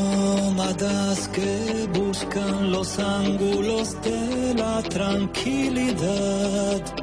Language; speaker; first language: Spanish; native; Spanish